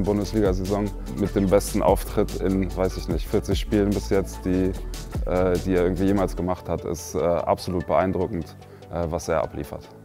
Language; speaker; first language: German; native; German